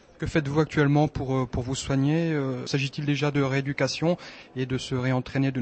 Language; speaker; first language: French; native; French